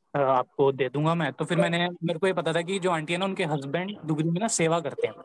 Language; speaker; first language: Hindi; native; Hindi